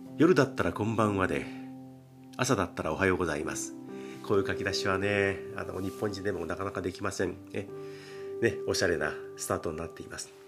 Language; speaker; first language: Japanese; native; Japanese